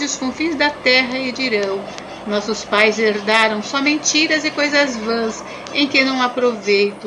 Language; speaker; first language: Portuguese; native; Portuguese